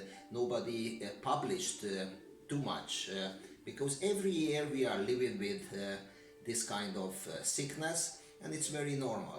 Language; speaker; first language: English; non-native, learner; Hungarian